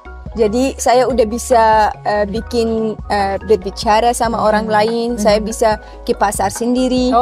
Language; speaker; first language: Indonesian; non-native, learner; Arabic